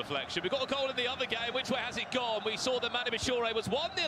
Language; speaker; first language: English; native; English